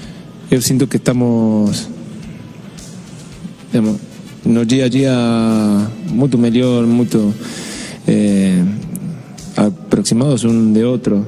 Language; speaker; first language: Portuguese; non-native, fluent; Spanish